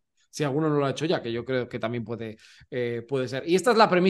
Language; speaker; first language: Spanish; native; Spanish